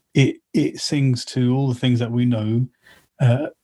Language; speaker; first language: English; native; English